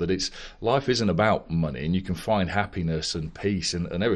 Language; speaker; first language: English; native; English